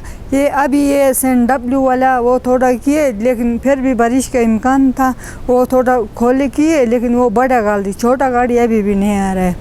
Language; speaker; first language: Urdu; non-native, local second language; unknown